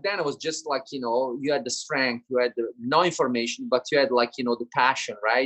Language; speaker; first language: English; non-native, fluent; Italian